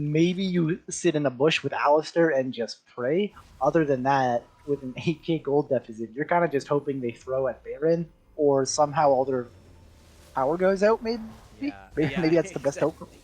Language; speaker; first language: English; native; English